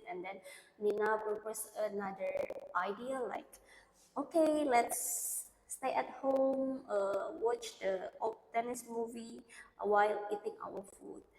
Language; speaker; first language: English; non-native, learner; Indonesian